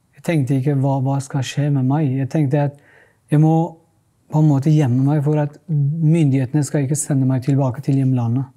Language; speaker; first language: Norwegian; non-native, fluent; Kurdish